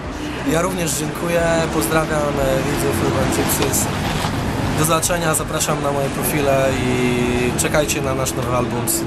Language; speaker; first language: Polish; native; Polish